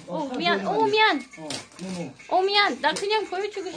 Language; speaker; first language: Korean; non-native, learner; Swedish